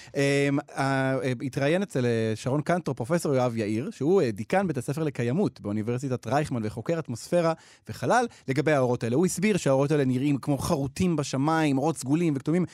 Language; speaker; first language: Hebrew; native; Hebrew